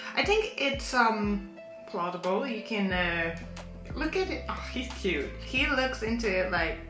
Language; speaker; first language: English; non-native, fluent; German